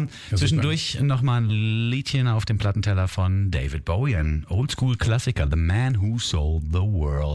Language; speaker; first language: German; native; German